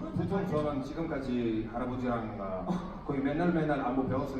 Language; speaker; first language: Korean; non-native, learner; Bulgarian